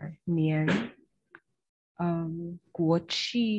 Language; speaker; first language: Chinese; non-native, learner; English